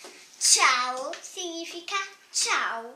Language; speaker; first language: Portuguese; early bilingual, heritage; Portuguese